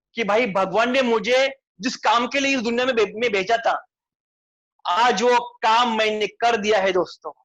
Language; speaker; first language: Hindi; non-native, local second language; Marathi